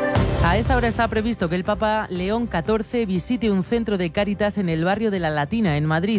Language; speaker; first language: Spanish; native; Spanish